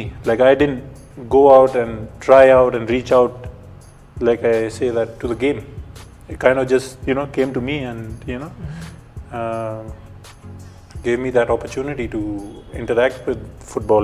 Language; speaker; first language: English; non-native, local second language; Punjabi